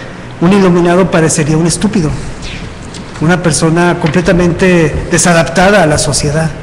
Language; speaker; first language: Spanish; native; Spanish